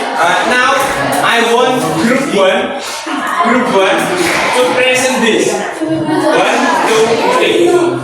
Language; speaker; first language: English; non-native, fluent; Indonesian